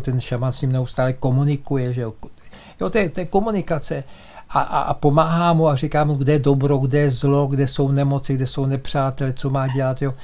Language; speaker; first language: Czech; native; Czech